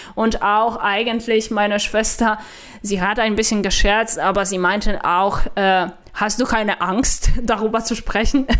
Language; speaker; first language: German; non-native, fluent; Polish